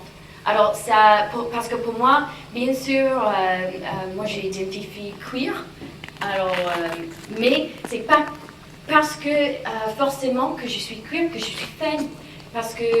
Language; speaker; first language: French; non-native, fluent; English